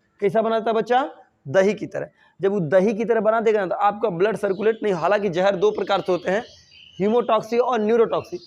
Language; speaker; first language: Hindi; native; Hindi